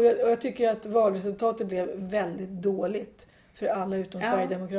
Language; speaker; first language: Swedish; native; Swedish